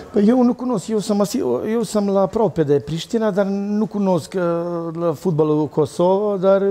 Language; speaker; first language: Romanian; non-native, learner; Serbian